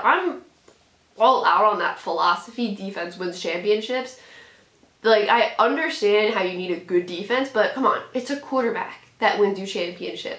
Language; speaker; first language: English; native; English